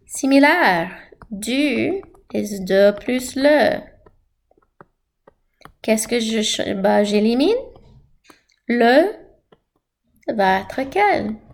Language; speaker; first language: French; non-native, fluent; English